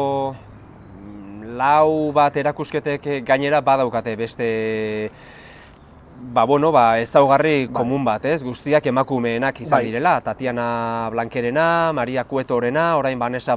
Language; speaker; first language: Basque; native; Basque